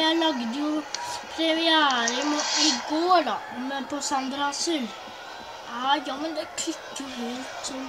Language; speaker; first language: Norwegian; native; Norwegian